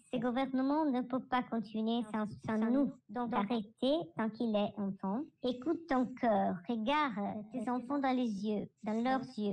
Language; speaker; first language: French; non-native, learner; Italian